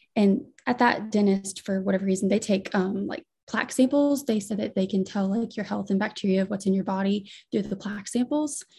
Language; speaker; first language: English; native; English